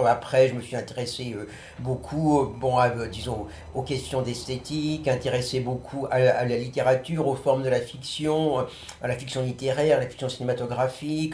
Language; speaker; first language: French; native; French